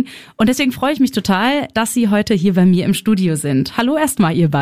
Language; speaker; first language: German; native; German